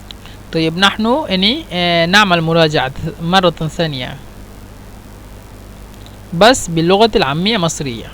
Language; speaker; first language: Arabic; non-native, fluent; Bangla